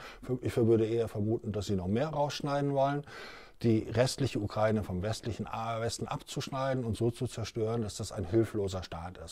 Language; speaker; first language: German; native; German